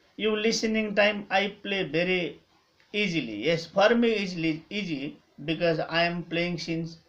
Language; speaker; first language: English; non-native, local second language; Nepali